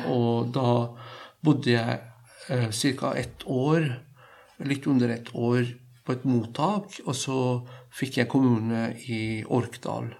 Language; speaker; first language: Norwegian; non-native, fluent; Persian